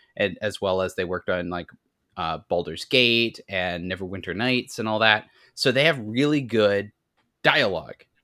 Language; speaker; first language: English; native; English